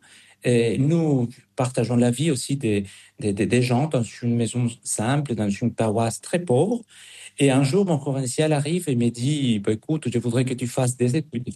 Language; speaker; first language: French; non-native, fluent; Spanish